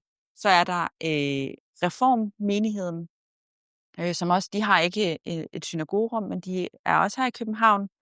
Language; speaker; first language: Danish; native; Danish